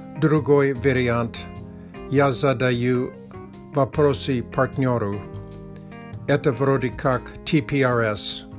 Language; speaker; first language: Russian; non-native, learner; Czech